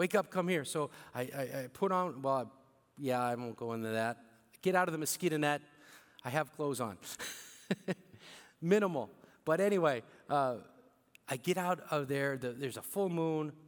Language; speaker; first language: English; early bilingual, other home language; Bikol